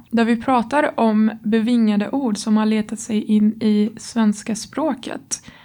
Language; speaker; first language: Swedish; non-native, fluent; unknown